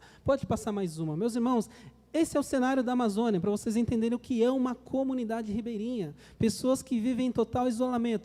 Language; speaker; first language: Portuguese; native; Portuguese